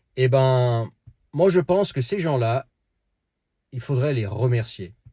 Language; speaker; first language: French; early bilingual, other home language; Dutch